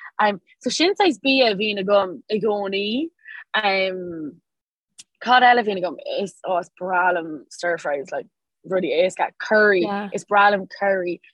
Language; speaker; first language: Irish; non-native, local second language; English